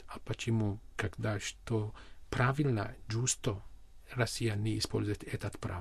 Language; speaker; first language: Russian; non-native, learner; Armenian